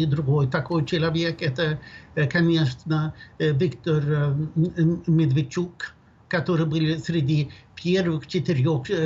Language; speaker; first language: Russian; non-native, fluent; Swedish